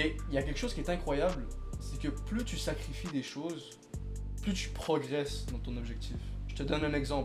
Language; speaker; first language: French; native; French